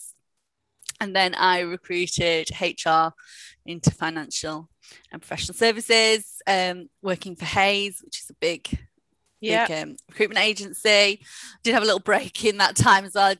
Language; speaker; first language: English; native; English